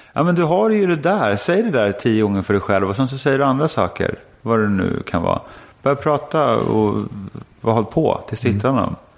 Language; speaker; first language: Swedish; native; Swedish